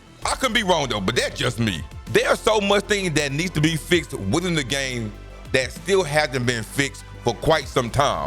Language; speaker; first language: English; native; English